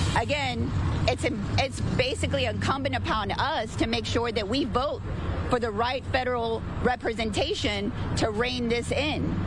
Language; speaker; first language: English; early bilingual, other home language; Spanish